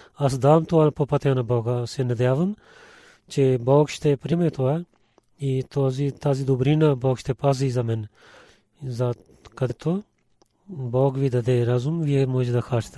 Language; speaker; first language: Bulgarian; non-native, learner; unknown